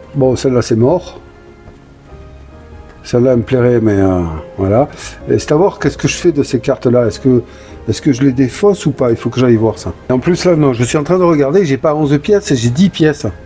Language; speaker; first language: French; native; French